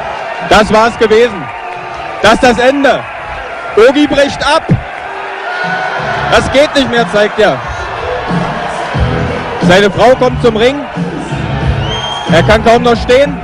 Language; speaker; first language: German; native; German